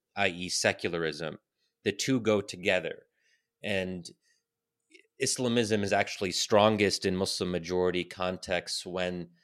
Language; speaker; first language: English; native; English